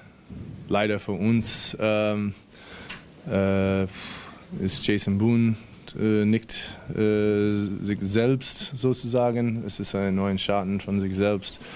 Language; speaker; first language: German; non-native, fluent; English